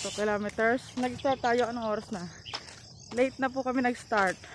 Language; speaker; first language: Filipino; native; Filipino